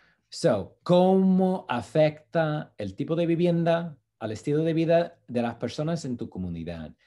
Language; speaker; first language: Spanish; non-native, fluent; English